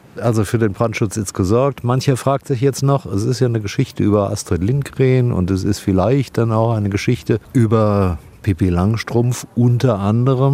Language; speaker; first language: German; native; German